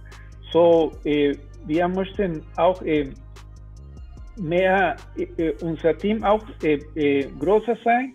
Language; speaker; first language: German; non-native, learner; Spanish